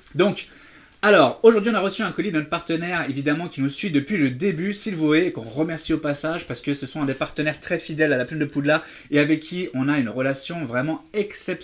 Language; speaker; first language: French; native; French